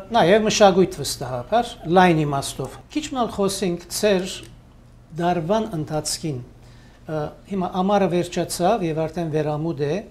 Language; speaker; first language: Armenian; native; Armenian